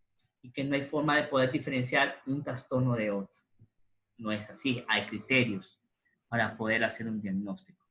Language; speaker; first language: Spanish; native; Spanish